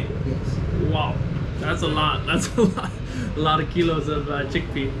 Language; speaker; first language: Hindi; non-native, fluent; English